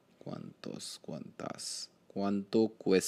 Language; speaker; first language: Spanish; non-native, learner; Hindi